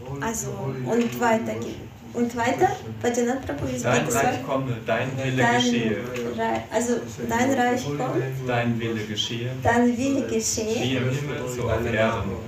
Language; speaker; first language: German; non-native, fluent; Russian